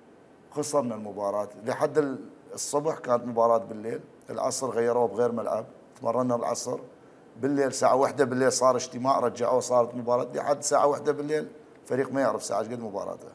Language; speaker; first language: Arabic; native; Arabic